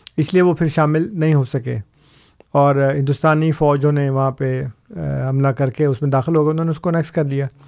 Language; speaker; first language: Urdu; non-native, local second language; Punjabi